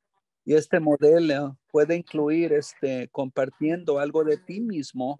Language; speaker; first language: Spanish; early bilingual, heritage; English